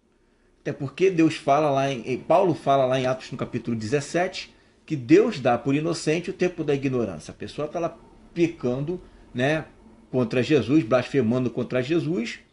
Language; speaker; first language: Portuguese; native; Portuguese